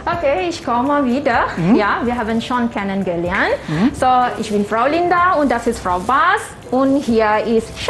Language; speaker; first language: German; non-native, fluent; Malay